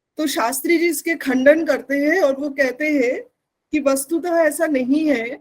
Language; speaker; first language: Hindi; non-native, local second language; Bangla